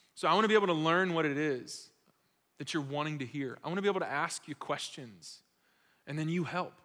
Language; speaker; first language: English; native; English